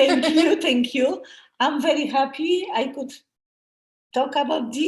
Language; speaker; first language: English; non-native, learner; Polish